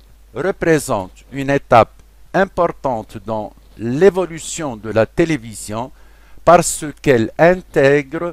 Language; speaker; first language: French; non-native, local second language; Arabic